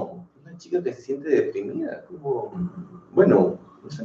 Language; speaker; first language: Spanish; native; Spanish